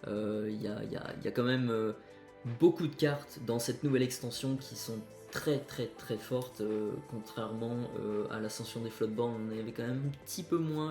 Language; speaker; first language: French; native; French